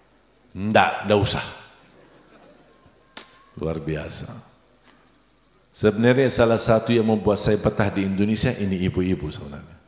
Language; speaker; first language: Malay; non-native, fluent; Arabic